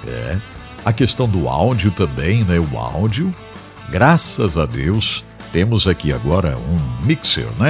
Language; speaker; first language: Portuguese; native; Portuguese